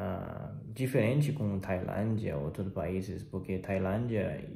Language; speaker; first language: Portuguese; non-native, fluent; Chinese